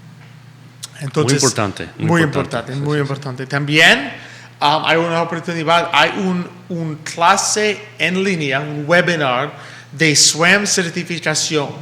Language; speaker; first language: Spanish; early bilingual, heritage; English